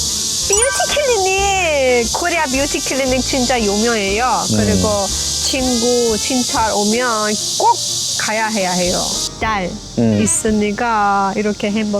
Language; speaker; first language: Korean; non-native, learner; Persian